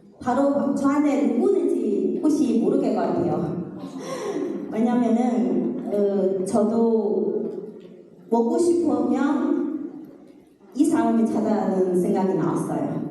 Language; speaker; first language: Korean; non-native, learner; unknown